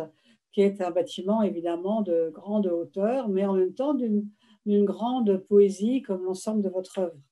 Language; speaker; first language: French; native; French